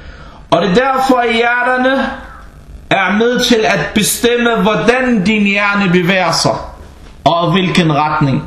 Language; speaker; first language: Danish; early bilingual, other home language; Arabic